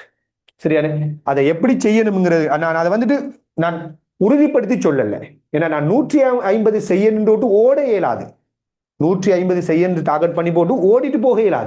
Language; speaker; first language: Tamil; native; Tamil